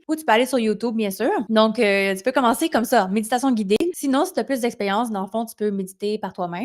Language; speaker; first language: French; native; French